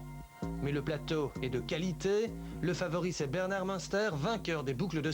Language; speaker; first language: French; native; French